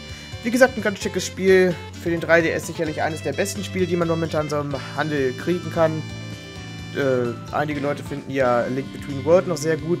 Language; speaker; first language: German; native; German